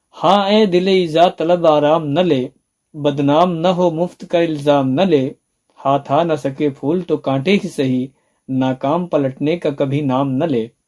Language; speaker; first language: Urdu; native; Urdu